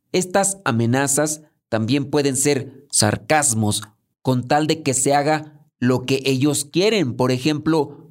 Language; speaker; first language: Spanish; native; Spanish